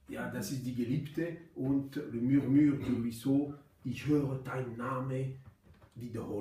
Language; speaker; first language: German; non-native, fluent; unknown